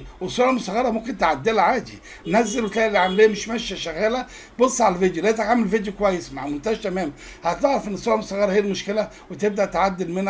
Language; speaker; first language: Arabic; native; Arabic